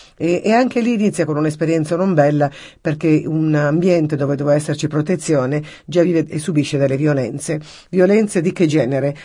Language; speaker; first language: Italian; native; Italian